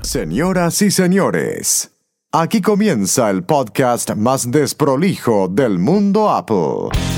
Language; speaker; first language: Spanish; native; Spanish